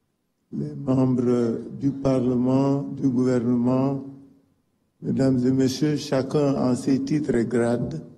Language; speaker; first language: French; non-native, local second language; Wolof